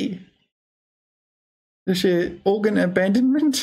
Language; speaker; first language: Chinese; non-native, learner; English